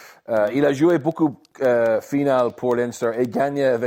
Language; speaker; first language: French; non-native, learner; English